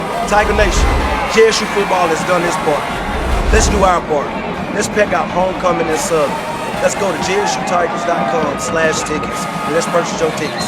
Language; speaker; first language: English; native; English